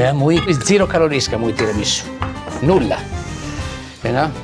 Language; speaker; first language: Czech; non-native, learner; Italian